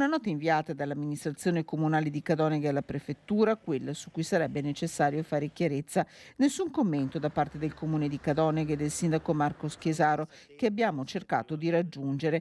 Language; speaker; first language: Italian; native; Italian